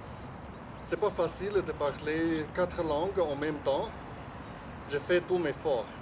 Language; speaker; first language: French; non-native, learner; Chinese